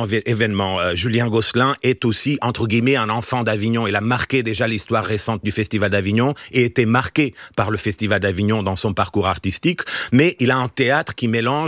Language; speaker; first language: French; non-native, fluent; Portuguese